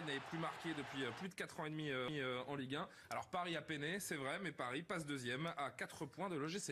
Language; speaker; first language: French; native; French